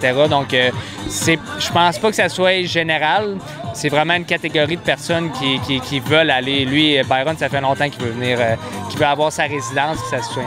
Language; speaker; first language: French; native; French